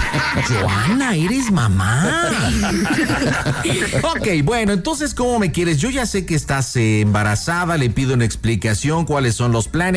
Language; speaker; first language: Spanish; native; Spanish